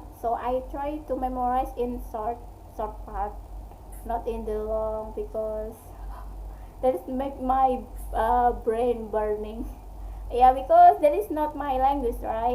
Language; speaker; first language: English; non-native, learner; Indonesian